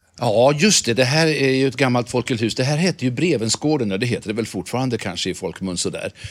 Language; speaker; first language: Swedish; native; Swedish